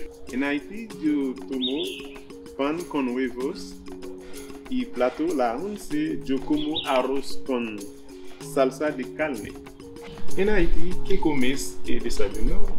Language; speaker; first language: Spanish; non-native, learner; Haitian Creole